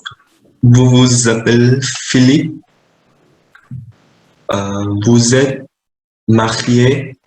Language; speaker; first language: French; non-native, learner; Vietnamese